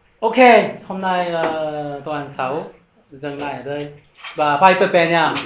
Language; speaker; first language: Vietnamese; non-native, learner; Korean